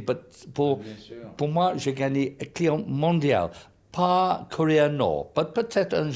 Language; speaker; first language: French; non-native, learner; English